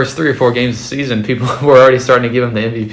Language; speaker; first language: English; native; English